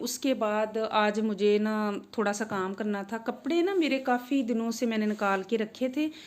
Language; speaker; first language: Urdu; non-native, local second language; Punjabi